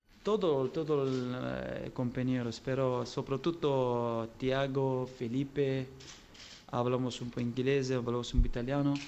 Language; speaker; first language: Italian; non-native, learner; Turkish